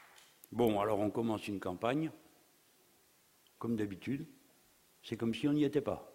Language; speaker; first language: French; native; French